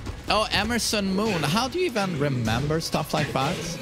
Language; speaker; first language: English; non-native, fluent; Swedish